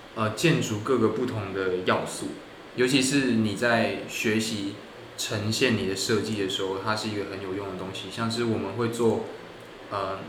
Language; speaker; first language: Chinese; native; Chinese